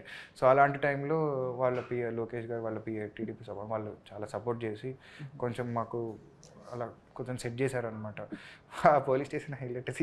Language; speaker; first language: Telugu; native; Telugu